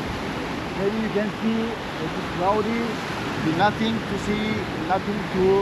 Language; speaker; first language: English; non-native, learner; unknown